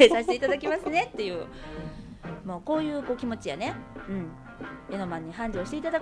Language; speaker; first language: Japanese; native; Japanese